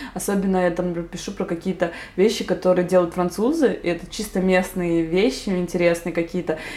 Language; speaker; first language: Russian; native; Russian